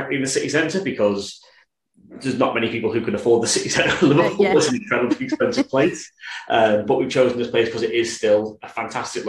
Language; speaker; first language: English; native; English